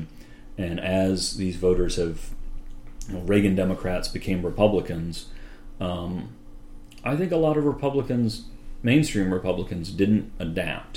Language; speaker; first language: English; native; English